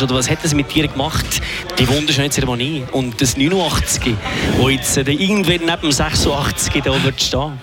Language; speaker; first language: German; native; German